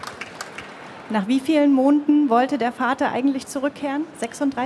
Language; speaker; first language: German; native; German